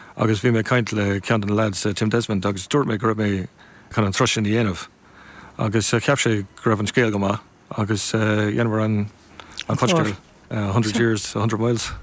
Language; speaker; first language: Irish; non-native, local second language; English